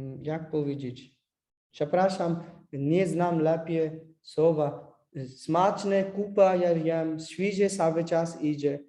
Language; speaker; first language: Polish; non-native, learner; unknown